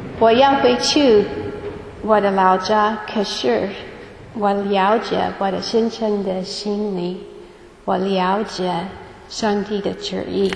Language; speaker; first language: Chinese; non-native, fluent; English